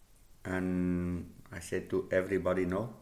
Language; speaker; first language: English; non-native, learner; Dutch